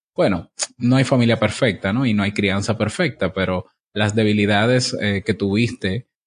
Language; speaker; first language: Spanish; native; Spanish